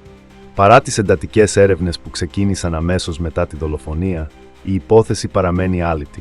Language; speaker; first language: Greek; native; Greek